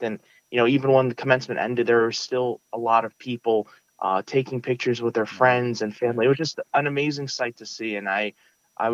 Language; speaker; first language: English; early bilingual, other home language; Russian